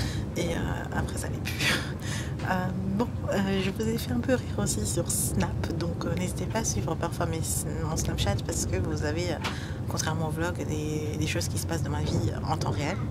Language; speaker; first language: French; native; French